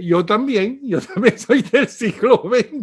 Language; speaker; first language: Spanish; native; Spanish